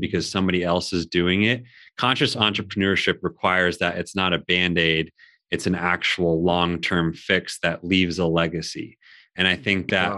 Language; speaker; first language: English; native; English